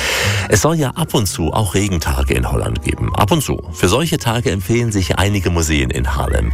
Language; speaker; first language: German; native; German